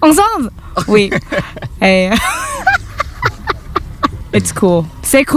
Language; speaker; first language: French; non-native, learner; English